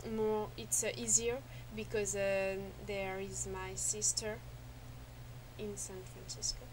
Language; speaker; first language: English; non-native, learner; French